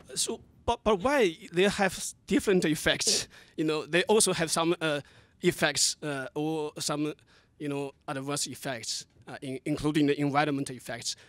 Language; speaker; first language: English; non-native, fluent; Chinese